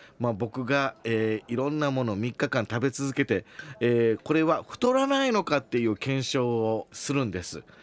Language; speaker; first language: Japanese; native; Japanese